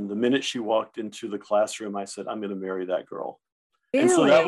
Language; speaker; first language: English; early bilingual, other home language; German